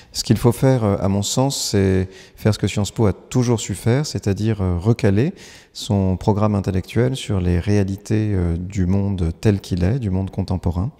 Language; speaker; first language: French; native; French